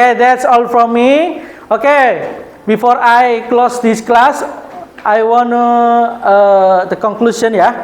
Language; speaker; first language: English; non-native, learner; Indonesian